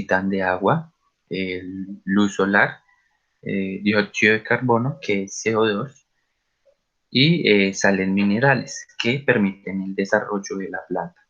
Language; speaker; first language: Spanish; native; Spanish